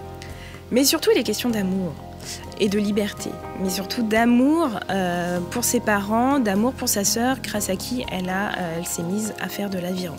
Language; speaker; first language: French; native; French